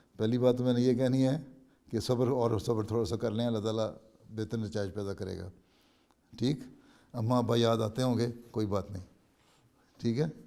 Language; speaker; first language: Urdu; native; Urdu